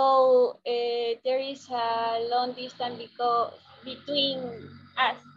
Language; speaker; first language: English; non-native, learner; Spanish